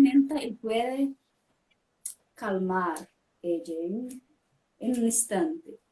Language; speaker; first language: Spanish; non-native, fluent; Portuguese